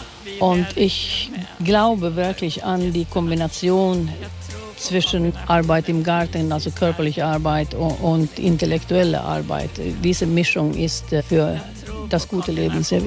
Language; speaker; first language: German; non-native, fluent; Swedish